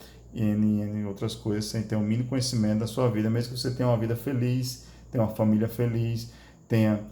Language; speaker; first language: Portuguese; native; Portuguese